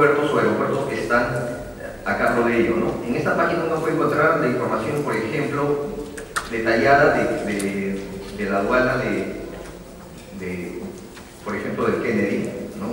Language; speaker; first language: Spanish; native; Spanish